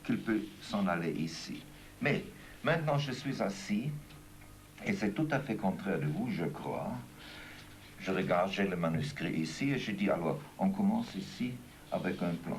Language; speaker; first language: French; non-native, fluent; German